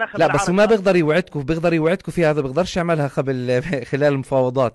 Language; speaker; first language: Arabic; native; Arabic